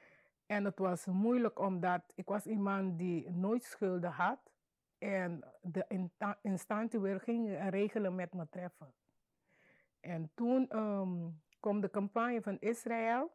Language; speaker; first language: Dutch; non-native, local second language; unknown